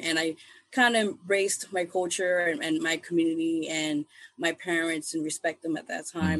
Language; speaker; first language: English; native; English